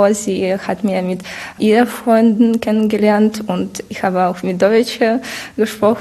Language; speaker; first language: German; non-native, fluent; Ukrainian